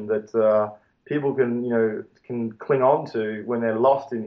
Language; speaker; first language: English; native; English